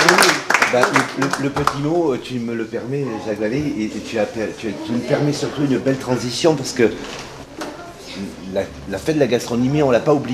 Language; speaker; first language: French; native; French